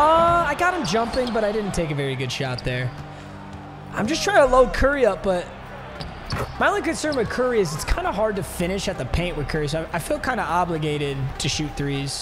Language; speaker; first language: English; native; English